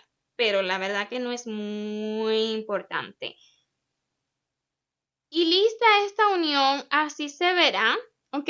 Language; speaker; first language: Spanish; native; Spanish